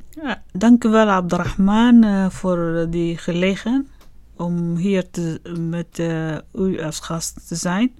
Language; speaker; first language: Dutch; non-native, learner; Arabic